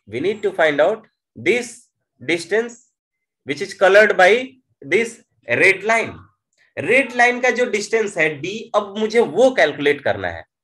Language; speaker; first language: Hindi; native; Hindi